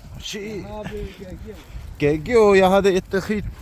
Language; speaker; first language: Swedish; non-native, fluent; Turkish